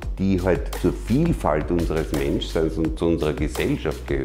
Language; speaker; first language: German; native; German